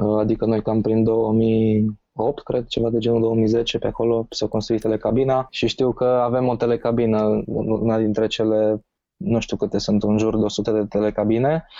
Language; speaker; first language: Romanian; native; Romanian